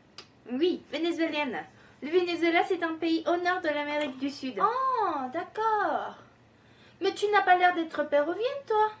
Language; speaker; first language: French; non-native, fluent; Spanish